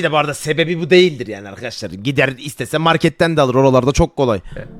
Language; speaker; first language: Turkish; native; Turkish